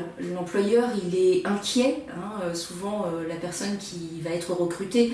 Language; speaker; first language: French; native; French